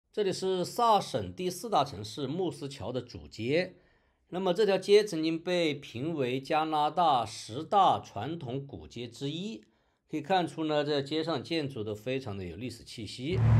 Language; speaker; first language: Chinese; native; Chinese